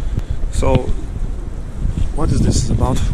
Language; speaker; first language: English; non-native, fluent; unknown